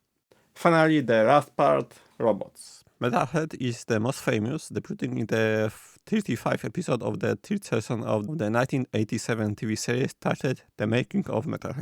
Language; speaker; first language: English; non-native, fluent; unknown